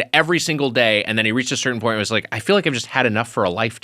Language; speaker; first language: English; native; English